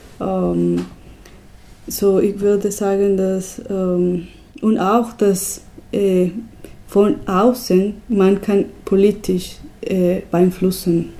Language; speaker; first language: German; non-native, learner; Spanish